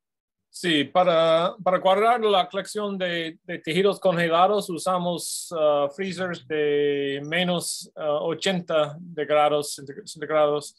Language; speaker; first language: Spanish; non-native, fluent; English